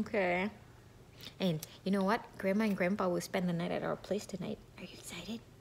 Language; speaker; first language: English; non-native, fluent; Indonesian